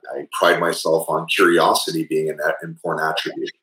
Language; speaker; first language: English; early bilingual, other home language; French